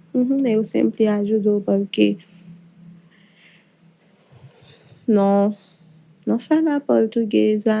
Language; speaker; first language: Portuguese; non-native, learner; Haitian Creole